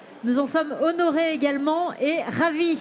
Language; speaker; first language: French; native; French